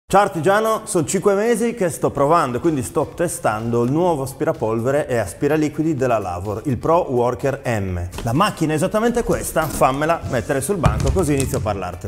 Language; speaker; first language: Italian; native; Italian